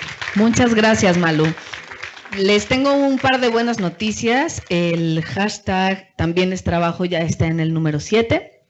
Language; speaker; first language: Spanish; native; Spanish